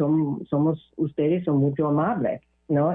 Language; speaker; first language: Spanish; non-native, learner; English